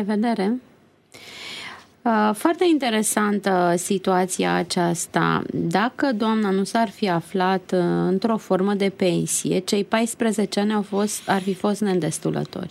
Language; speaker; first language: Romanian; native; Romanian